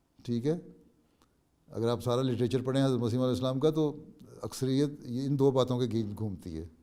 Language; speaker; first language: Urdu; native; Urdu